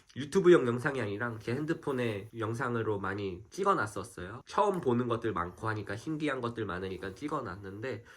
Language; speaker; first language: Korean; native; Korean